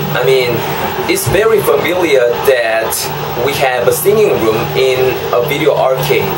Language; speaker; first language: English; non-native, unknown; Korean